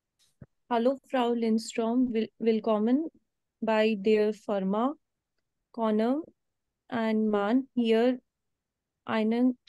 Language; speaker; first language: German; non-native, learner; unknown